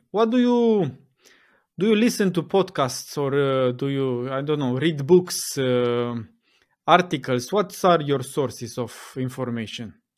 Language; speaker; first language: English; non-native, fluent; Romanian